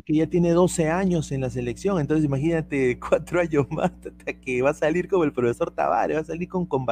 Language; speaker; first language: Spanish; native; Spanish